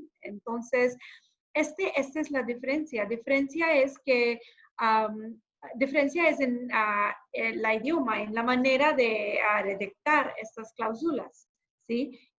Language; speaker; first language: Spanish; non-native, fluent; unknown